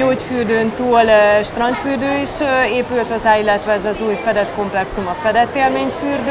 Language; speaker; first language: Hungarian; native; Hungarian